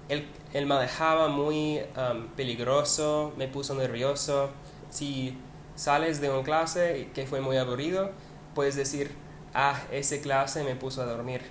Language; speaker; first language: Spanish; non-native, learner; English